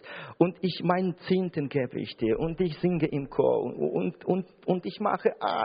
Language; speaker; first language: German; non-native, fluent; Russian